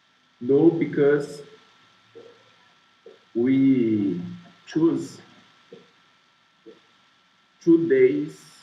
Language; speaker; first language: English; non-native, learner; Portuguese